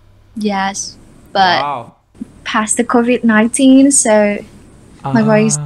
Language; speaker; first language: English; non-native, learner; Vietnamese